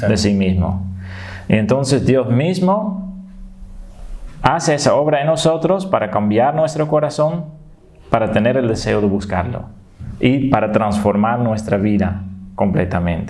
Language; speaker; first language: Spanish; non-native, fluent; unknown